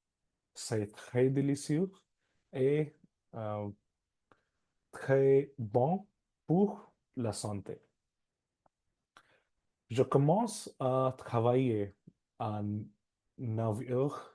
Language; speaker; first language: French; non-native, learner; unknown